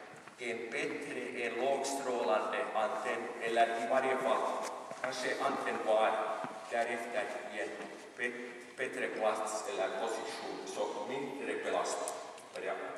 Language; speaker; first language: Swedish; non-native, local second language; Finnish